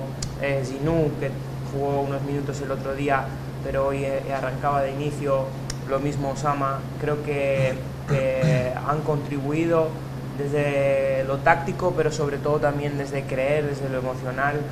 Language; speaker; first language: Spanish; native; Spanish